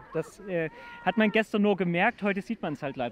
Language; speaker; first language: German; native; German